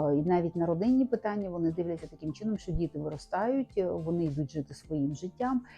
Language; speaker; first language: Ukrainian; native; Ukrainian